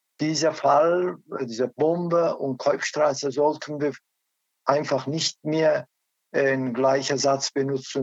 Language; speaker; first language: German; non-native, learner; Turkish